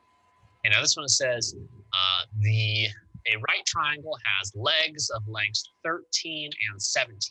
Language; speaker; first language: English; native; English